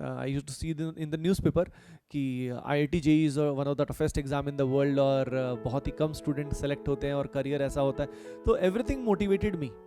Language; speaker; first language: Hindi; native; Hindi